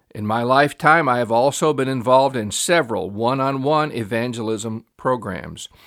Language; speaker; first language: English; native; English